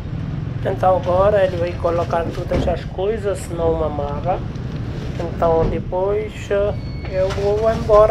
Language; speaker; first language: Portuguese; non-native, learner; Hindi